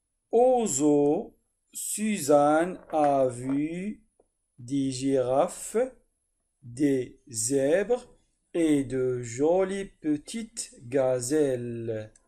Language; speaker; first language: French; non-native, fluent; Arabic